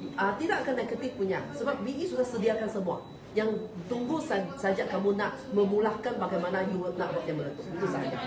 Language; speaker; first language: Malay; non-native, local second language; Chinese